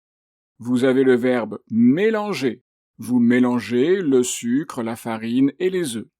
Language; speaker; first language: French; native; French